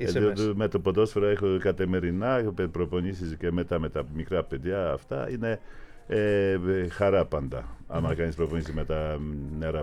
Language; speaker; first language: Greek; non-native, fluent; Polish